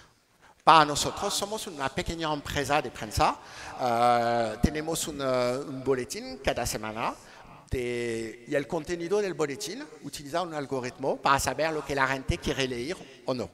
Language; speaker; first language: Spanish; non-native, learner; French